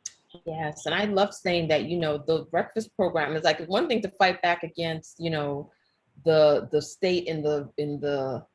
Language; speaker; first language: English; native; English